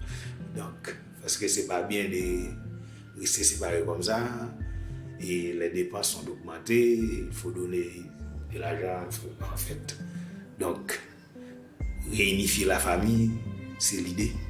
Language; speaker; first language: French; non-native, local second language; Haitian Creole